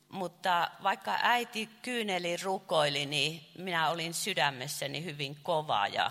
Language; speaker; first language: Finnish; non-native, fluent; Chinese